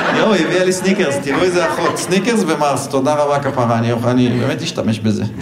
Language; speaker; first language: Hebrew; native; Hebrew